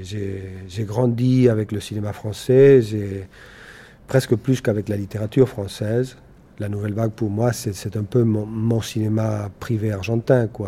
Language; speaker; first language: French; non-native, fluent; Spanish